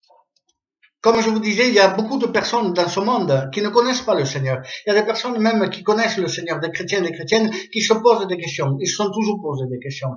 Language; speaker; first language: French; native; French